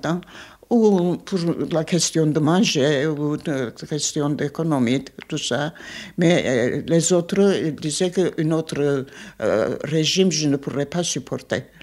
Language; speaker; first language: French; non-native, fluent; Armenian